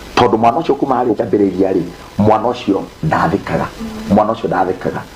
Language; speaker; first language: Kikuyu; native; Kikuyu